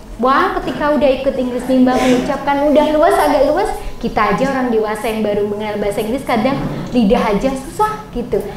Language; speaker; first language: Indonesian; native; Indonesian